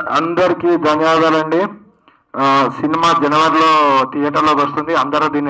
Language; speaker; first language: Telugu; native; Telugu